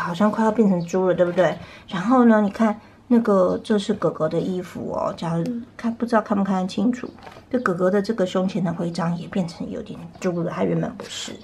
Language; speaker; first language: Chinese; native; Chinese